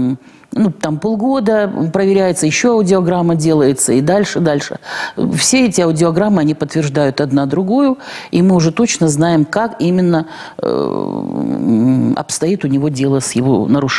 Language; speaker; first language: Russian; native; Russian